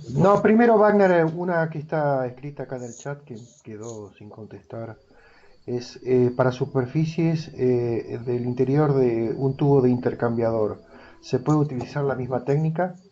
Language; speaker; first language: Spanish; native; Spanish